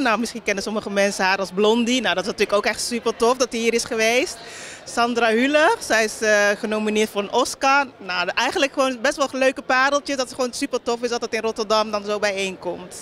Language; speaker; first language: Dutch; native; Dutch